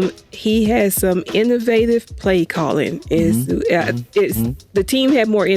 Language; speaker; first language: English; native; English